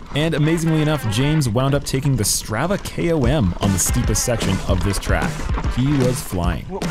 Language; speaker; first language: English; native; English